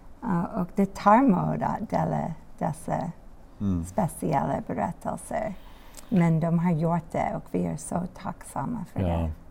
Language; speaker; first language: Swedish; non-native, learner; English